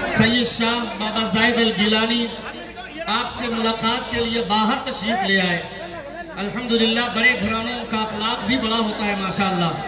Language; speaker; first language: Urdu; native; Urdu